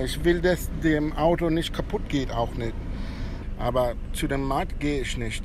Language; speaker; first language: German; non-native, fluent; Spanish